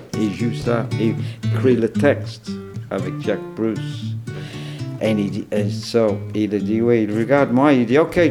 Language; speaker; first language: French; non-native, learner; English